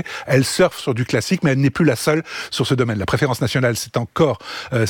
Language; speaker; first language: French; native; French